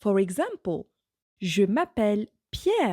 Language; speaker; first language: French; non-native, fluent; English